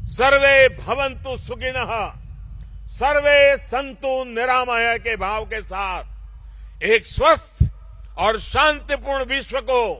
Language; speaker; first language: Hindi; non-native, local second language; Gujarati